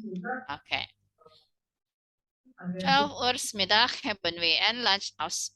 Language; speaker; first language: Dutch; non-native, learner; Indonesian